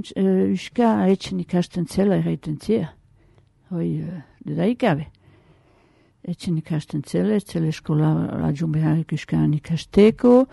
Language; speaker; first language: Basque; native; Basque